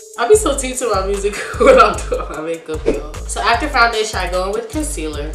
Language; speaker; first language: English; native; English